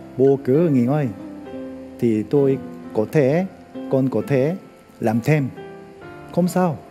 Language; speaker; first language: Vietnamese; non-native, learner; Korean